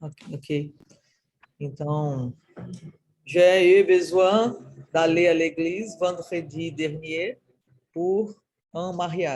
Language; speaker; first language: French; non-native, learner; Portuguese